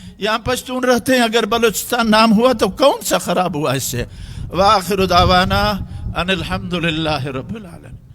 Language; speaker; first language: Urdu; non-native, local second language; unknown